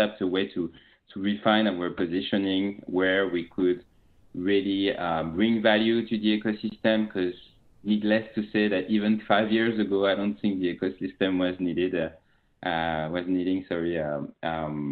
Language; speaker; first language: English; non-native, fluent; French